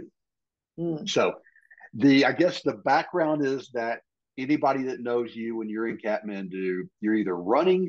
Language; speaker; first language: English; native; English